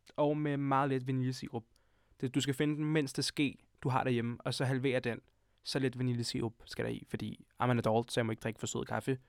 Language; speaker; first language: Danish; early bilingual, other home language; Serbian